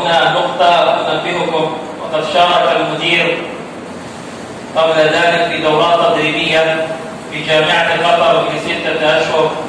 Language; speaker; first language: Arabic; non-native, fluent; Urdu